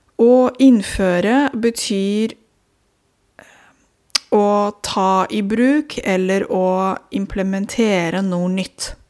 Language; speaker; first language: Norwegian; non-native, fluent; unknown